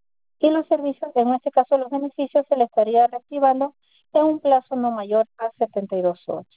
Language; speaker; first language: Spanish; native; Spanish